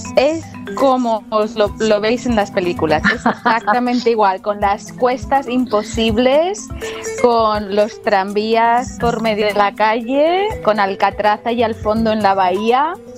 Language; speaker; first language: Spanish; native; Spanish